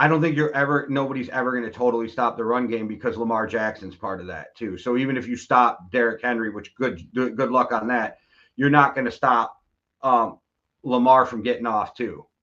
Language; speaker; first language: English; native; English